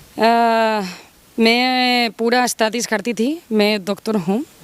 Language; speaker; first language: Hindi; non-native, learner; Spanish